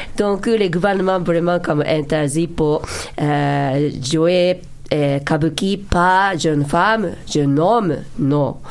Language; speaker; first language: French; non-native, learner; Japanese